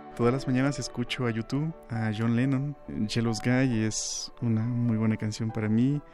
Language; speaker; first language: Spanish; native; Spanish